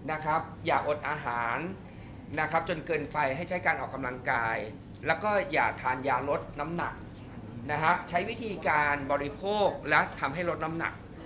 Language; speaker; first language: Thai; native; Thai